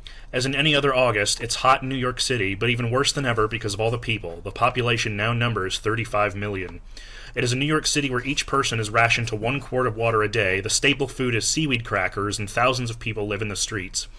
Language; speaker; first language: English; native; English